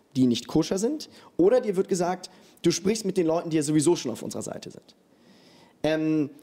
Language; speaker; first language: German; native; German